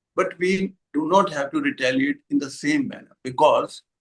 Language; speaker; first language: English; non-native, local second language; Punjabi